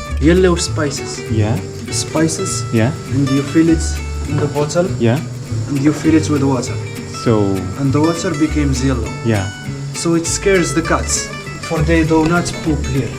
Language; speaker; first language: English; non-native, learner; Arabic